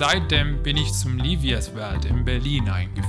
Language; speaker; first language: German; non-native, learner; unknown